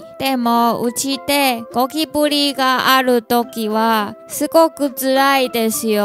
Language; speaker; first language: Japanese; non-native, learner; Chinese